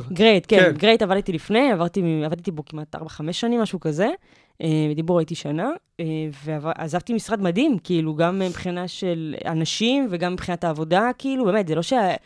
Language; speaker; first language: Hebrew; native; Hebrew